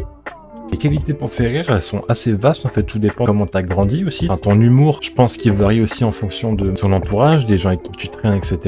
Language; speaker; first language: French; native; French